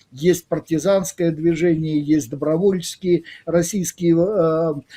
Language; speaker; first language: Russian; native; Russian